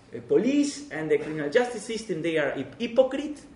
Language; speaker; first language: English; non-native, fluent; Spanish